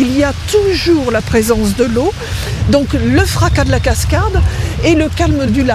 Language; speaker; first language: French; native; French